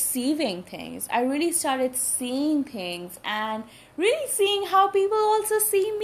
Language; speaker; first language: English; non-native, local second language; Hindi